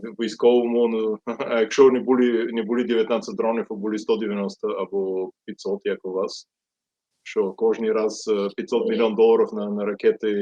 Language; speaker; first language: Ukrainian; non-native, fluent; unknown